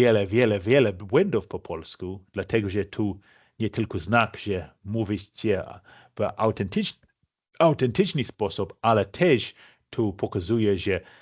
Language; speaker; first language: Polish; non-native, fluent; English